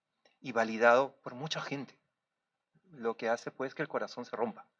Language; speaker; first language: Spanish; native; Spanish